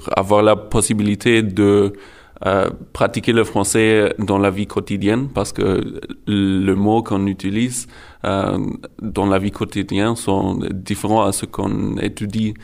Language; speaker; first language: French; non-native, learner; German